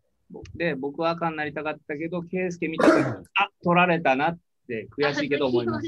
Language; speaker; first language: Japanese; native; Japanese